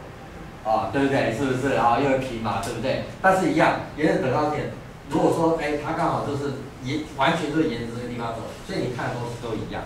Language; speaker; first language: Chinese; native; Chinese